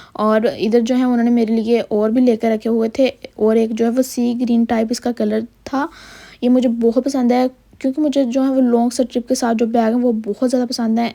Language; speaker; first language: Urdu; non-native, local second language; Punjabi